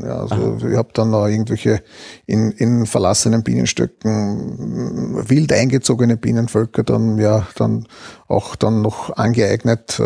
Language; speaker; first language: German; native; German